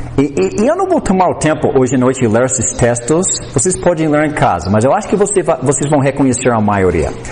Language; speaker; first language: Portuguese; non-native, fluent; English